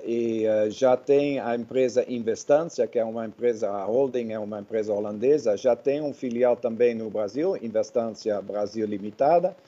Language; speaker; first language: Portuguese; non-native, fluent; Dutch